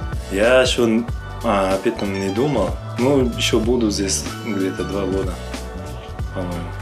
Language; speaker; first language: Russian; non-native, learner; Uzbek